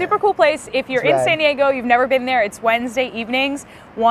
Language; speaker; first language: English; native; English